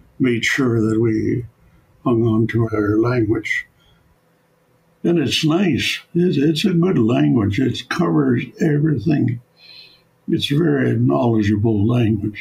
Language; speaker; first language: English; non-native, fluent; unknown